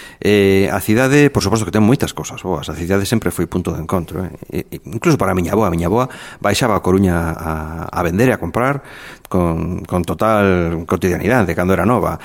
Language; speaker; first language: Galician; native; Galician